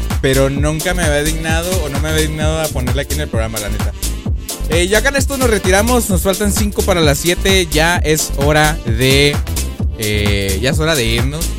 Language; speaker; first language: Spanish; native; Spanish